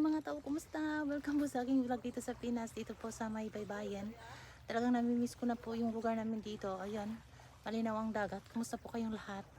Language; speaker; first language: Filipino; native; Filipino